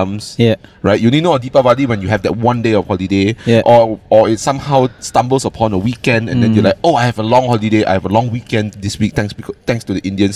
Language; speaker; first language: English; non-native, local second language; Cantonese